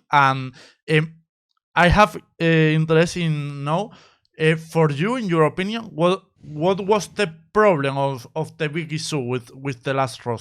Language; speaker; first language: English; non-native, learner; Spanish